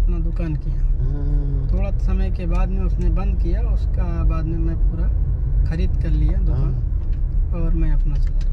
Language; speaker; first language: Hindi; native; Hindi